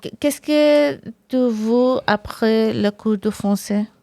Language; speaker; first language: French; non-native, learner; Bangla